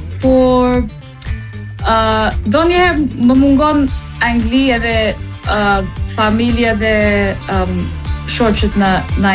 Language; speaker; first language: Albanian; non-native, learner; English